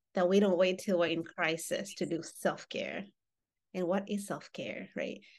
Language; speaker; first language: English; non-native, local second language; Kinyarwanda